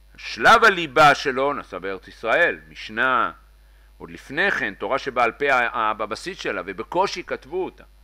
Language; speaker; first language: Hebrew; native; Hebrew